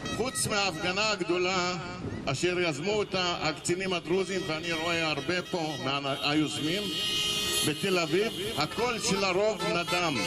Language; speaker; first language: Hebrew; non-native, local second language; Arabic